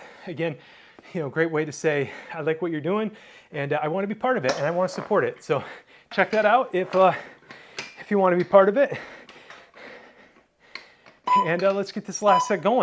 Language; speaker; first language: English; native; English